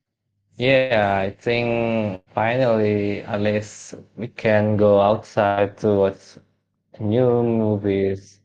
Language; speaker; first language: English; non-native, fluent; Indonesian